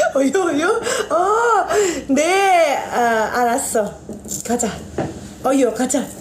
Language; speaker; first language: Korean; non-native, learner; Indonesian